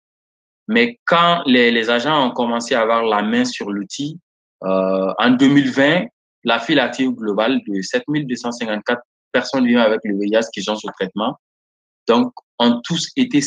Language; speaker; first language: French; non-native, local second language; Bambara